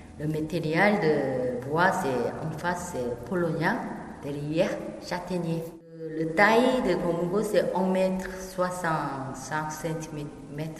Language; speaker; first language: French; non-native, learner; Korean